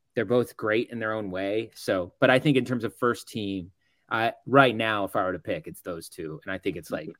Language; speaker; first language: English; native; English